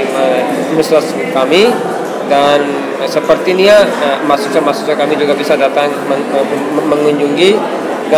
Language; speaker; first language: Indonesian; non-native, fluent; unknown